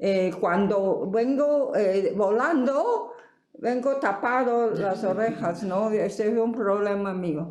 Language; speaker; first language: Spanish; non-native, fluent; Chinese